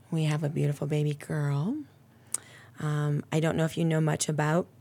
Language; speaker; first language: English; native; English